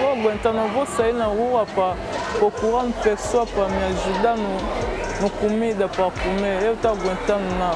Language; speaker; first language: Portuguese; non-native, learner; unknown